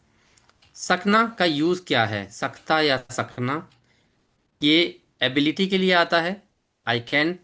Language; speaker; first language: Hindi; native; Hindi